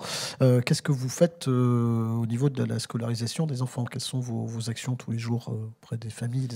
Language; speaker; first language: French; native; French